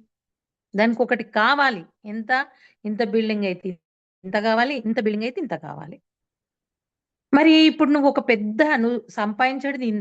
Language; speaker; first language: Telugu; native; Telugu